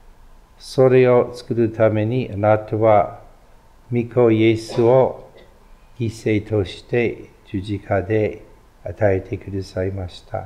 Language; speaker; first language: Japanese; non-native, fluent; English